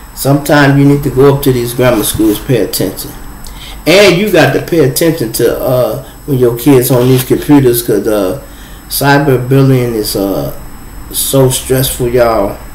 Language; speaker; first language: English; native; English